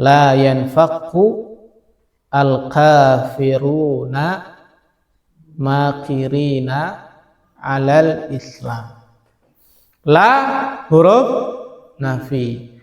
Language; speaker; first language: Arabic; non-native, fluent; Indonesian